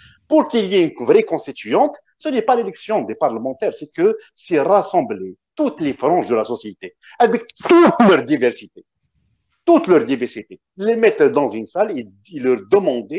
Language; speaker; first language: French; non-native, local second language; Kabyle